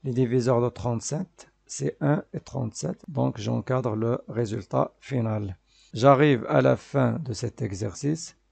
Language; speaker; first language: French; non-native, local second language; Arabic